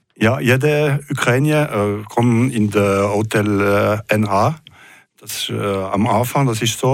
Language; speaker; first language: German; non-native, learner; French